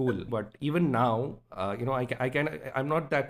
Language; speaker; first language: English; non-native, local second language; Tamil